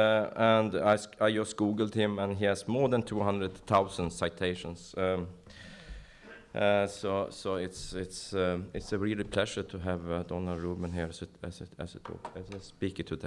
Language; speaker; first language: English; non-native, fluent; Norwegian